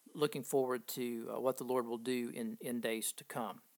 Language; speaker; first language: English; native; English